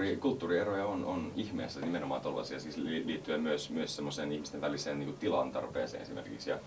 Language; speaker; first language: Finnish; early bilingual, heritage; Finnish